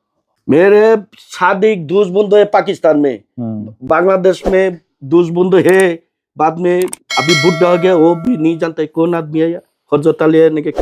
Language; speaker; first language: Hindi; non-native, learner; Bangla